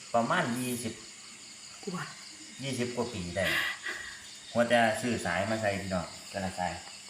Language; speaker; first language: Thai; native; Thai